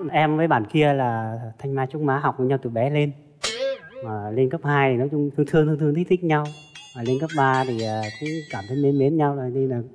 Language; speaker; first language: Vietnamese; non-native, local second language; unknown